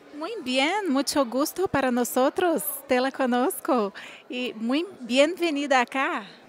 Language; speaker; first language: Spanish; non-native, learner; Portuguese